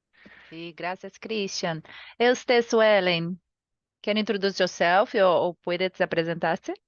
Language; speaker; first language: Spanish; non-native, learner; Portuguese